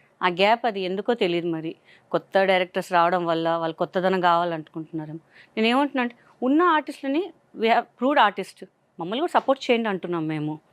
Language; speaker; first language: Telugu; non-native, local second language; Hindi